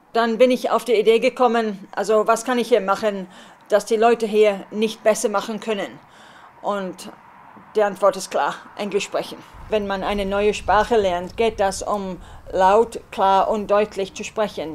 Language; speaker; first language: German; early bilingual, heritage; German